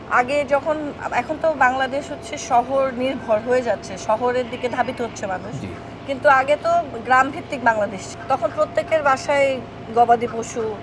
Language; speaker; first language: Bangla; native; Bangla